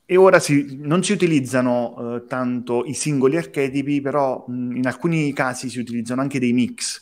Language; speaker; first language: Italian; native; Italian